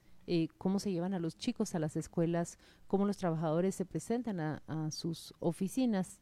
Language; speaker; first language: Spanish; native; Spanish